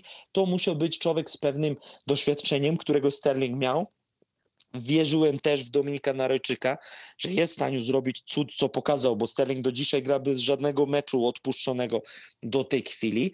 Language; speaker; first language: Polish; non-native, fluent; Serbian